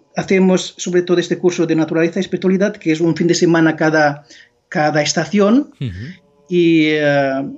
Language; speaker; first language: Spanish; non-native, local second language; Catalan